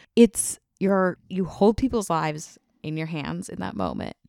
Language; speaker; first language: English; native; English